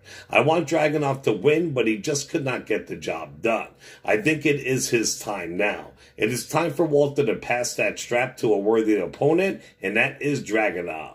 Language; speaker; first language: English; native; English